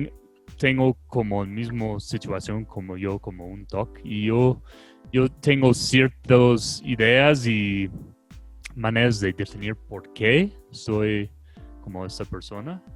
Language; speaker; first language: Spanish; non-native, fluent; English